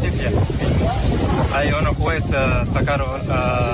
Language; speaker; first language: Spanish; non-native, learner; Arabic